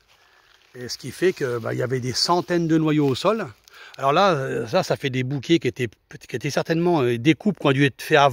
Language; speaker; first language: French; native; French